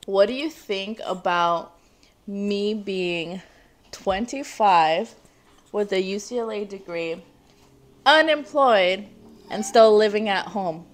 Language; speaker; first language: English; early bilingual, other home language; Spanish